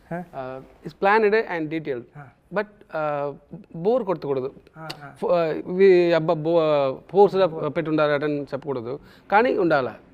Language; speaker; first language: Telugu; non-native, local second language; Tamil